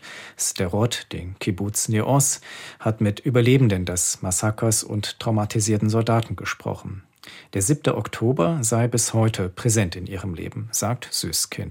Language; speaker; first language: German; native; German